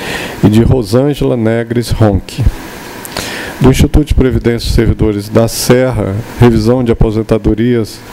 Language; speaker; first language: Portuguese; native; Portuguese